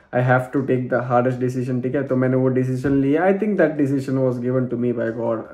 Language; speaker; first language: Hindi; non-native, local second language; Malayalam